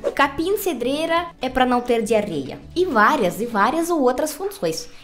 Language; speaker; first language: Portuguese; non-native, fluent; Russian